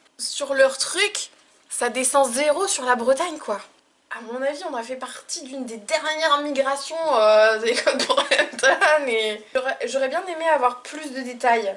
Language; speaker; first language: French; native; French